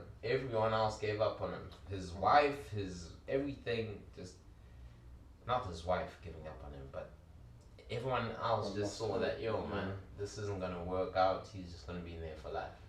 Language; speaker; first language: English; early bilingual, other home language; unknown